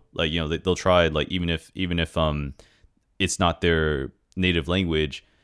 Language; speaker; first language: English; early bilingual, other home language; Lao